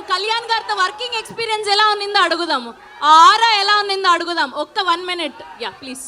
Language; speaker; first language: Telugu; native; Telugu